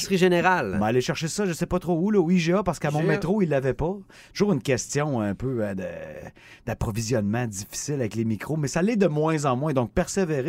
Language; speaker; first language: French; native; French